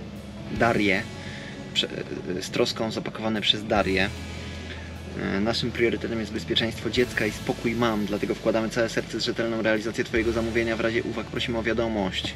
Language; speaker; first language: Polish; native; Polish